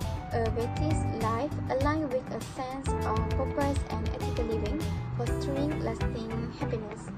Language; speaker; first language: English; non-native, local second language; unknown